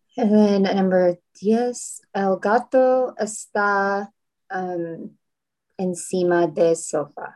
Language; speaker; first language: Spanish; non-native, learner; English